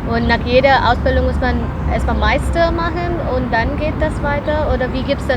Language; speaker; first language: German; non-native, fluent; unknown